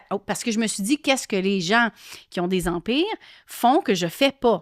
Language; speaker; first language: French; native; French